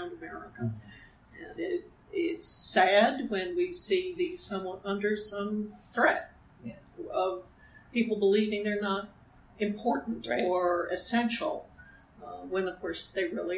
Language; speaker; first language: English; native; English